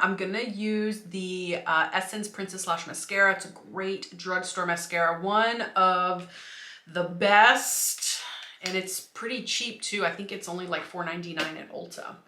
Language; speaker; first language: English; native; English